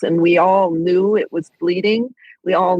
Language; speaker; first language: English; native; English